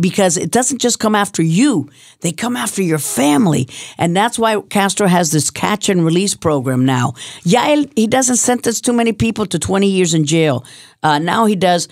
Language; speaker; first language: English; early bilingual, other home language; Spanish